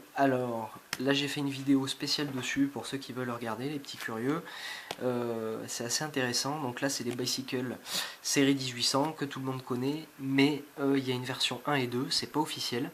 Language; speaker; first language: French; native; French